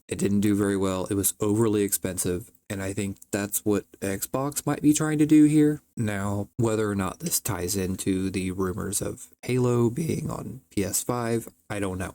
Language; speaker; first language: English; native; English